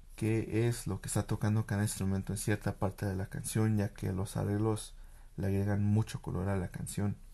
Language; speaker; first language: Spanish; early bilingual, heritage; Spanish